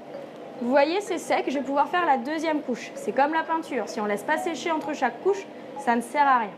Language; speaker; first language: French; native; French